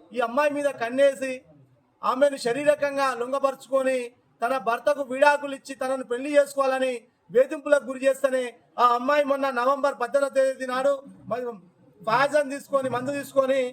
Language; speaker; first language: Telugu; non-native, local second language; Lambadi